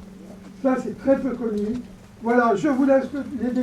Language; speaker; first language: French; native; French